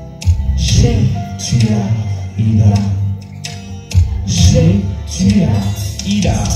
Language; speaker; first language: French; non-native, local second language; Rundi